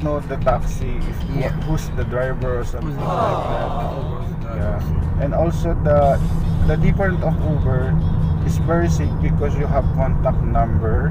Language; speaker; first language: English; non-native, learner; Filipino